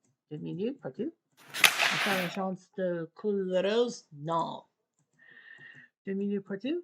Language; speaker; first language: French; non-native, learner; English